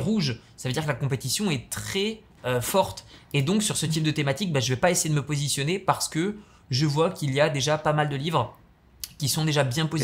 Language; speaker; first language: French; native; French